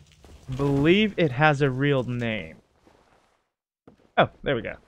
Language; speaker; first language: English; native; English